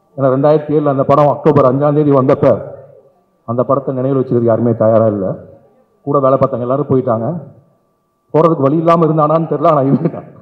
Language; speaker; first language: Tamil; native; Tamil